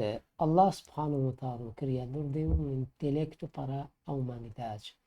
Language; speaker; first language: Portuguese; non-native, learner; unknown